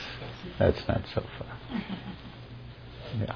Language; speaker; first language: English; native; English